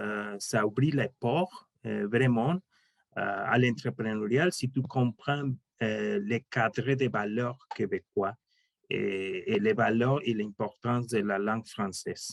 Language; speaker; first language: French; non-native, learner; Spanish